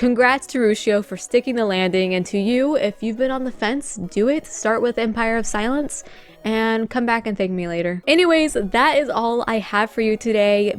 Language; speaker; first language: English; native; English